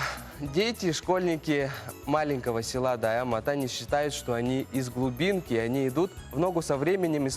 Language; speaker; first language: Russian; native; Russian